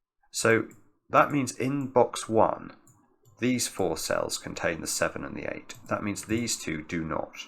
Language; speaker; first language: English; native; English